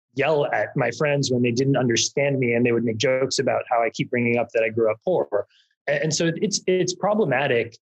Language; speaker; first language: English; native; English